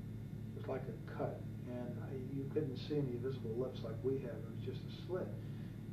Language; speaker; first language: English; native; English